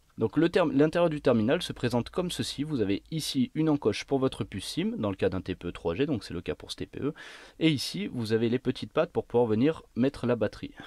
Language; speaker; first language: French; native; French